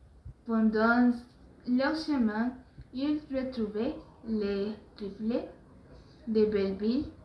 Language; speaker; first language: French; non-native, learner; Spanish